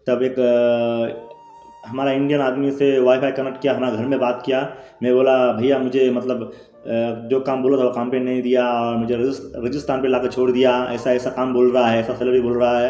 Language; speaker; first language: Hindi; non-native, local second language; Bangla